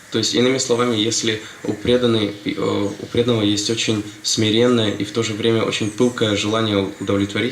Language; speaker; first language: Russian; native; Russian